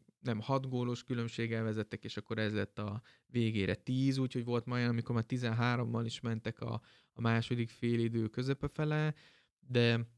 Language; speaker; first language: Hungarian; native; Hungarian